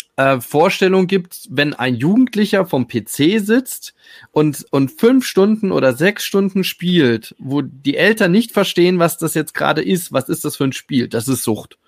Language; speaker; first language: German; native; German